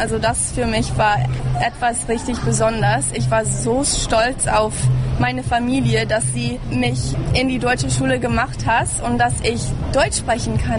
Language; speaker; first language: German; early bilingual, heritage; English